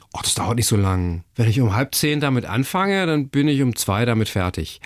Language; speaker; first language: German; native; German